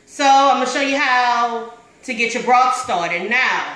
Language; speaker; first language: English; native; English